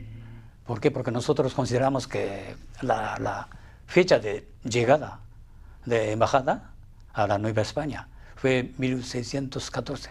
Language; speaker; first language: Spanish; non-native, fluent; Japanese